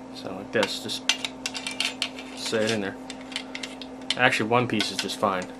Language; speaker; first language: English; native; English